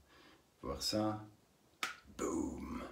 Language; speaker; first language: French; non-native, learner; English